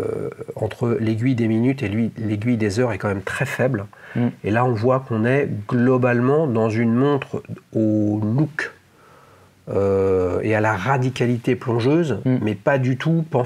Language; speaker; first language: French; native; French